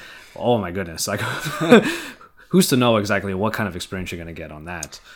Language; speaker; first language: English; early bilingual, other home language; Filipino